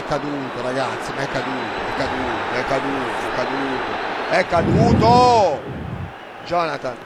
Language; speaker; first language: Italian; native; Italian